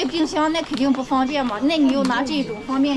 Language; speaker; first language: Chinese; native; Chinese